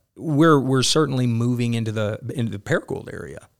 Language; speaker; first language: English; native; English